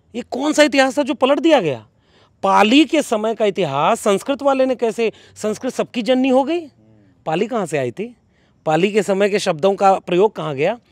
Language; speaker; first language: Hindi; native; Hindi